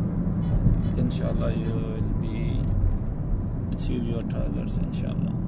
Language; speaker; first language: English; non-native, learner; Urdu